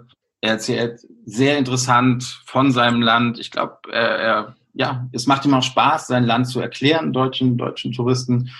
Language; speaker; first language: German; native; German